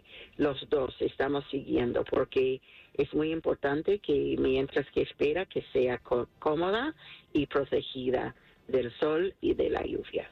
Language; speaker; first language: Spanish; non-native, fluent; English